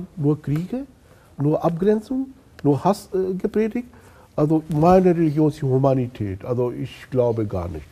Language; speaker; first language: German; non-native, fluent; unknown